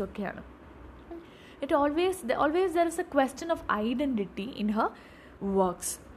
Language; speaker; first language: English; non-native, local second language; Malayalam